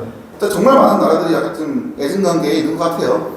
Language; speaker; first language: Korean; native; Korean